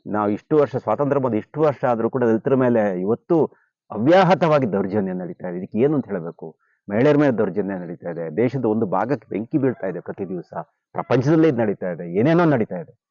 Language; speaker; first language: Kannada; native; Kannada